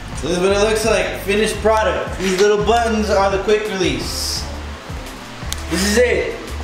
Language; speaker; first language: English; early bilingual, other home language; Spanish